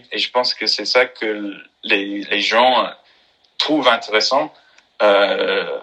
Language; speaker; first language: French; non-native, fluent; English